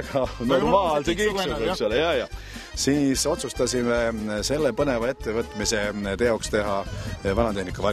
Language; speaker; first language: Estonian; native; Estonian